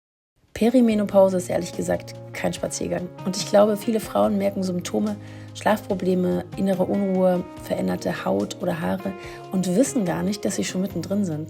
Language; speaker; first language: German; native; German